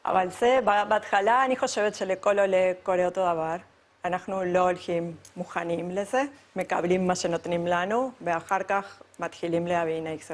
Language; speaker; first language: Hebrew; non-native, fluent; Spanish